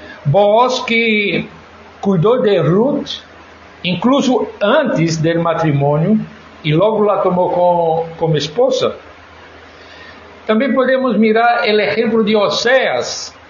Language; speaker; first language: Spanish; non-native, fluent; Portuguese